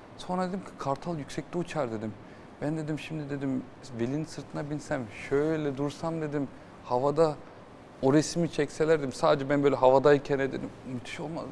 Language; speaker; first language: Turkish; early bilingual, heritage; Turkish